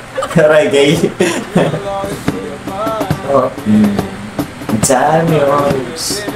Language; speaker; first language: English; non-native, local second language; Filipino